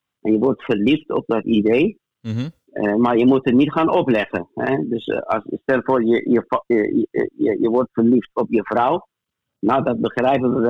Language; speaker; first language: Dutch; non-native, fluent; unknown